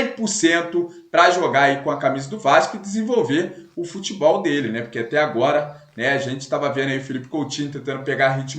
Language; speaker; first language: Portuguese; native; Portuguese